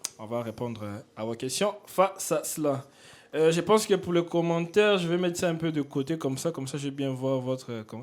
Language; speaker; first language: French; non-native, local second language; Lingala